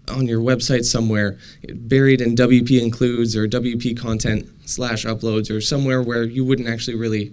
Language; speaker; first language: English; native; English